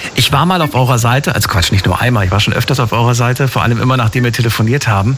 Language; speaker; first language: German; native; German